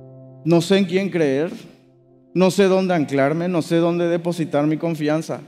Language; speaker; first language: Spanish; native; Spanish